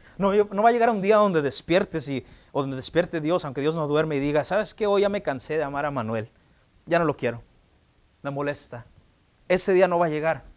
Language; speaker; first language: Spanish; early bilingual, heritage; Spanish